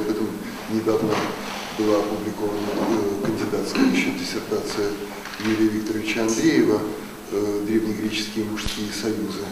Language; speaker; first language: Russian; native; Russian